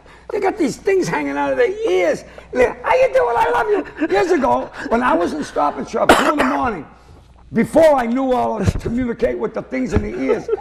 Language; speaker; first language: English; native; English